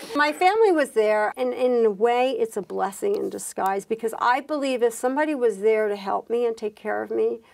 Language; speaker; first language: English; native; English